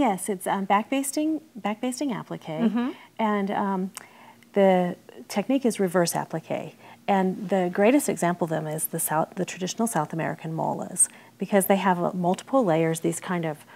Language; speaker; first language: English; native; English